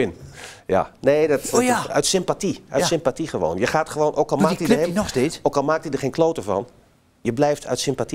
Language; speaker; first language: Dutch; native; Dutch